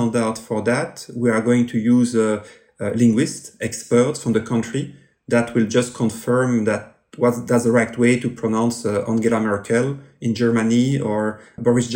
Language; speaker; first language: English; non-native, fluent; French